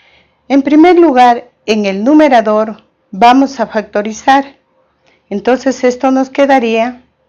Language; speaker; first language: Spanish; native; Spanish